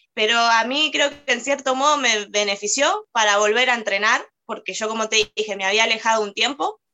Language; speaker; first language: Spanish; native; Spanish